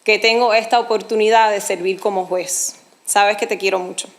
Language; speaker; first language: Spanish; early bilingual, heritage; Spanish